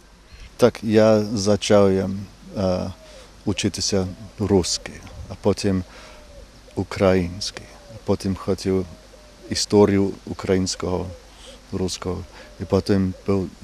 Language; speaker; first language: Ukrainian; non-native, fluent; English